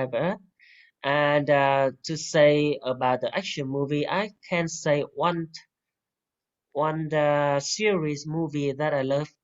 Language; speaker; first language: English; non-native, fluent; Vietnamese